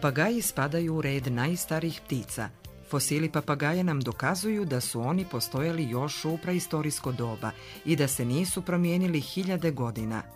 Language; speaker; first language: Croatian; native; Croatian